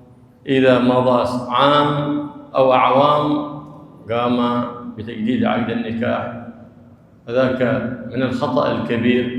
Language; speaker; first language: Arabic; native; Arabic